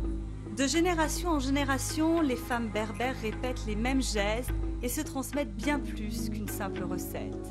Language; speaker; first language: French; native; French